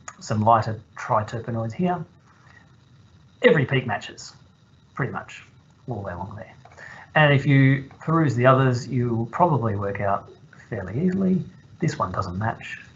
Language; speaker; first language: English; native; English